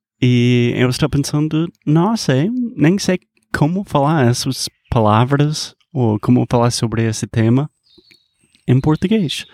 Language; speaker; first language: Portuguese; non-native, fluent; English